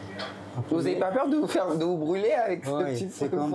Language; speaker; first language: French; native; French